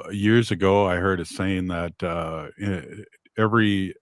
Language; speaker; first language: English; native; English